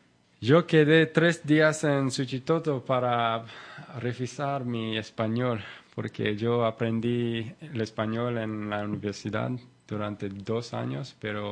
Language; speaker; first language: Spanish; non-native, learner; English